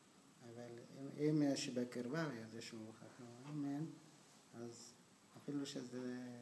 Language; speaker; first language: Hebrew; non-native, fluent; Amharic